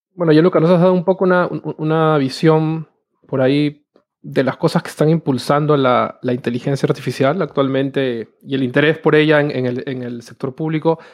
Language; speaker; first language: Spanish; native; Spanish